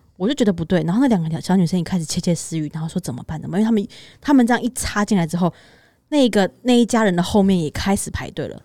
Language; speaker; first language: Chinese; native; Chinese